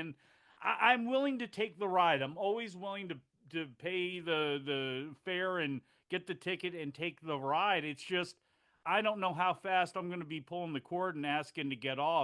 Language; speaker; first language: English; native; English